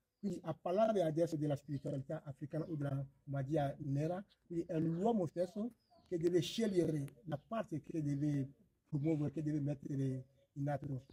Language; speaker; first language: Italian; non-native, fluent; Ewe